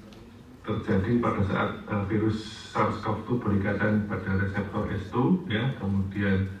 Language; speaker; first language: Indonesian; native; Indonesian